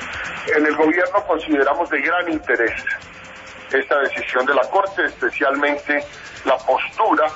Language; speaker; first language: Spanish; native; Spanish